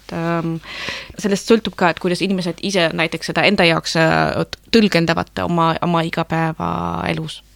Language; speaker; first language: Estonian; non-native, fluent; German